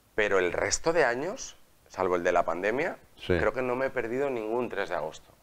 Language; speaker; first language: Spanish; native; Spanish